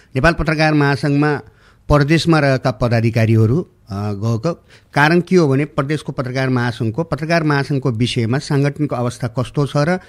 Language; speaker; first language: Nepali; native; Nepali